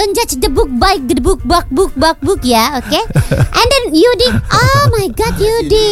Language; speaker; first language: English; non-native, learner; Indonesian